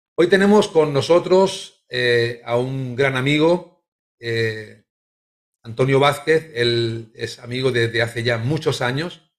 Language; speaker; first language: Spanish; native; Spanish